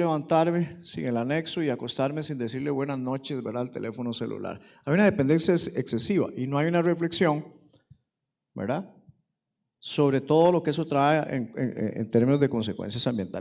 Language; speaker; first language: Spanish; native; Spanish